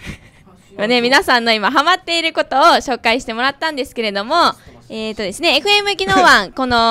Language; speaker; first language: Japanese; native; Japanese